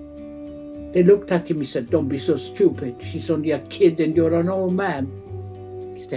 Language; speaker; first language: English; native; English